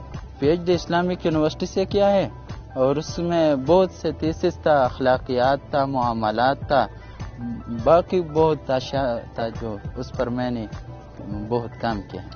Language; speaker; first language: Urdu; non-native, local second language; Pashto